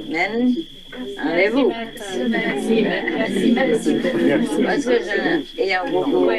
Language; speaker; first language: French; non-native, learner; Vietnamese